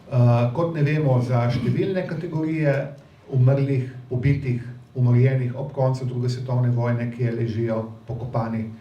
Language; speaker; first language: Slovenian; native; Slovenian